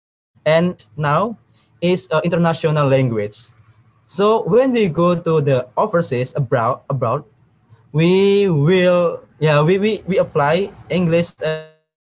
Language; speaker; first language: English; non-native, learner; Indonesian